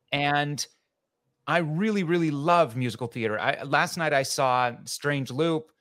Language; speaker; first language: English; native; English